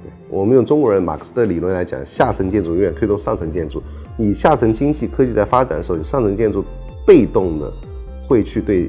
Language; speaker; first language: Chinese; native; Chinese